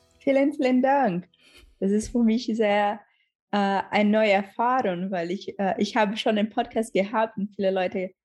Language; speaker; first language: German; non-native, learner; Portuguese